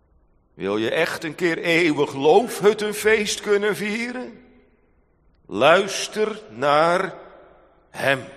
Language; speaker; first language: Dutch; native; Dutch